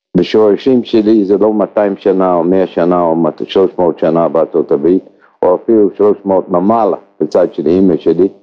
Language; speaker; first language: Hebrew; non-native, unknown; English